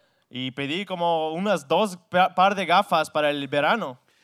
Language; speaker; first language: Spanish; non-native, fluent; English